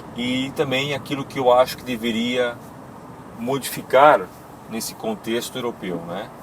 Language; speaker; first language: Portuguese; native; Portuguese